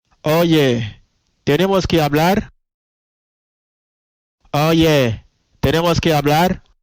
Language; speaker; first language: Spanish; non-native, fluent; Haitian Creole